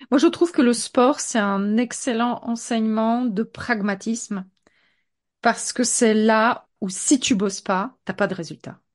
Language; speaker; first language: French; non-native, fluent; Polish